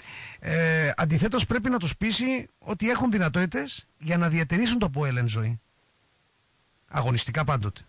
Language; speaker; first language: Greek; native; Greek